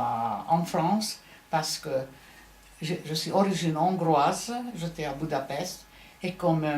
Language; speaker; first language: French; non-native, fluent; Hungarian